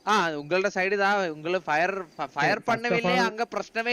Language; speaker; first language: Tamil; non-native, learner; Malayalam